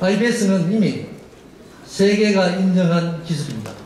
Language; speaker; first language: Korean; native; Korean